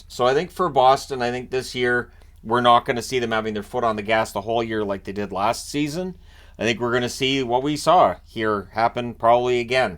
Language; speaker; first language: English; native; English